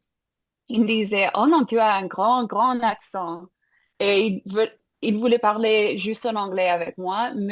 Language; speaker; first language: French; non-native, fluent; English